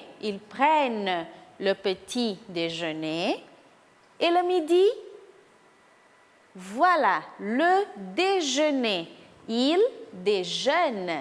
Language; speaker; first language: French; non-native, fluent; Portuguese